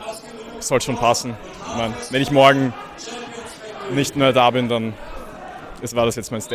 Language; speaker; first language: German; native; German